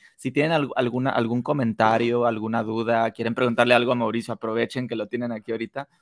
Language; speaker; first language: Spanish; native; Spanish